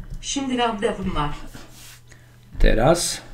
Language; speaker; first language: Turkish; non-native, learner; Slovak